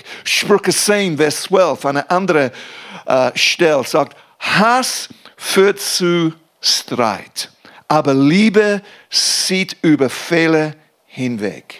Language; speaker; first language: German; non-native, fluent; English